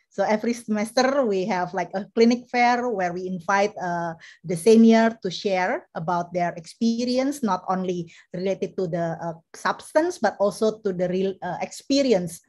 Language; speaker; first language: English; non-native, fluent; Indonesian